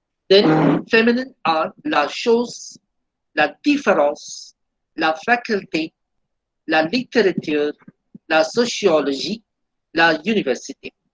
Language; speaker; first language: French; non-native, fluent; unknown